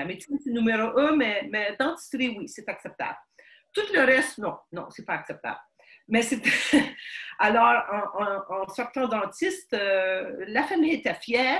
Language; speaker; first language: French; early bilingual, other home language; Ukrainian